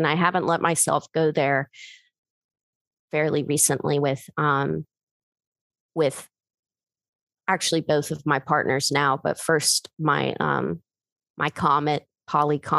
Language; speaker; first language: English; native; English